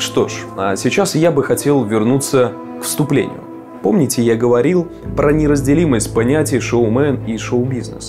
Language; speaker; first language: Russian; native; Russian